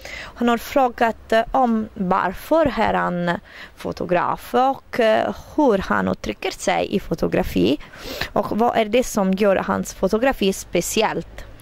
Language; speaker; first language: Swedish; non-native, fluent; Italian